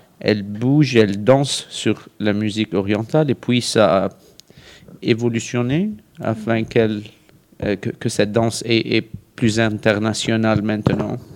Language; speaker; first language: French; non-native, local second language; Arabic